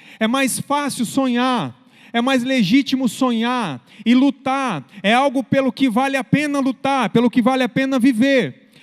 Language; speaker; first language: Portuguese; native; Portuguese